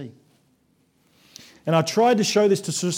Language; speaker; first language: English; native; English